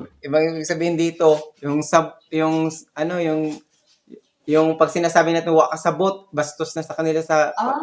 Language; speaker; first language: Filipino; non-native, local second language; Cebuano